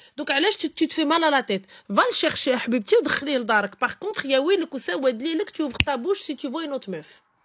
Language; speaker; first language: French; early bilingual, other home language; Arabic